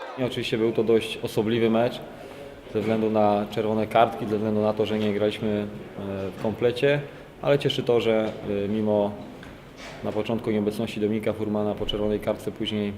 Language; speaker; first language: Polish; native; Polish